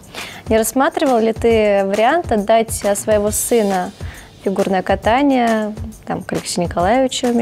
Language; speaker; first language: Russian; native; Russian